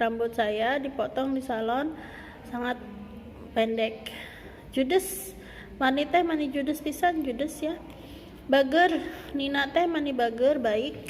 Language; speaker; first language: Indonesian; non-native, local second language; Sundanese